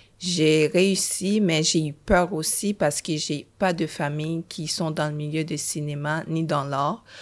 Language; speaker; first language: French; early bilingual, other home language; Haitian Creole